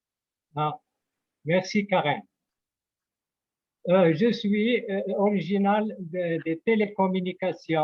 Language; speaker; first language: French; non-native, local second language; Arabic